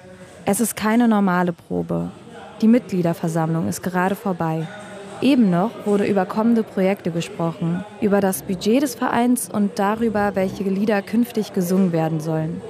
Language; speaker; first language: German; native; German